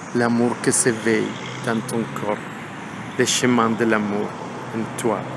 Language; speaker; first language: French; non-native, learner; Spanish